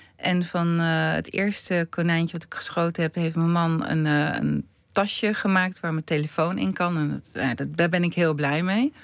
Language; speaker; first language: Dutch; native; Dutch